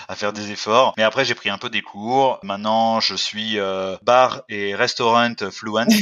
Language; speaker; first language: French; native; French